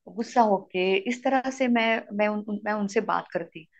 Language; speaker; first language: Hindi; non-native, local second language; Marathi